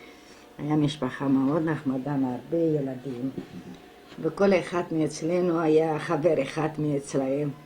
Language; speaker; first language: Hebrew; non-native, fluent; Romanian